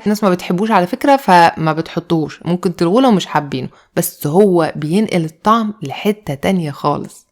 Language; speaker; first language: Arabic; native; Arabic